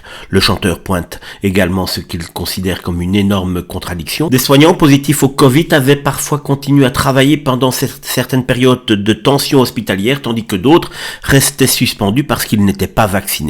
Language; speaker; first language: French; native; French